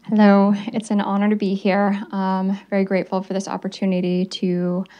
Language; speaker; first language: English; native; English